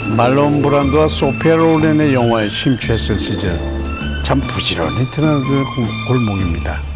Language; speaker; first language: Korean; native; Korean